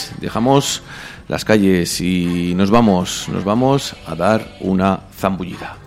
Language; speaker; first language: Spanish; native; Spanish